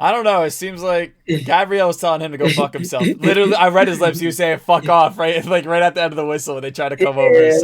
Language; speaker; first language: English; native; English